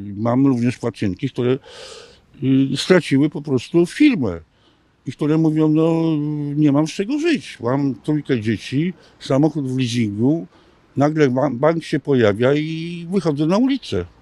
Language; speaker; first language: Polish; native; Polish